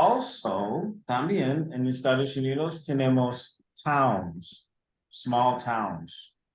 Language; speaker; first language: Spanish; early bilingual, heritage; English